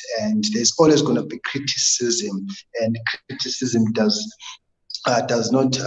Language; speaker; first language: English; non-native, local second language; North Ndebele